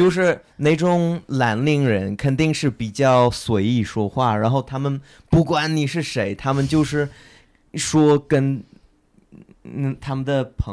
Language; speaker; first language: Chinese; non-native, fluent; English